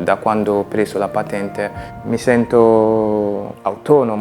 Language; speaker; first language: Italian; non-native, fluent; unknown